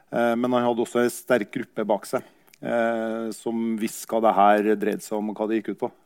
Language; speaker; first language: Norwegian; native; Norwegian